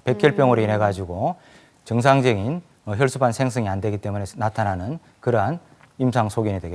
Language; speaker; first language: Korean; native; Korean